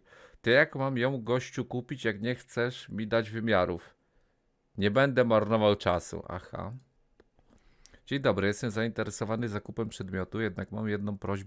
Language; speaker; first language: Polish; native; Polish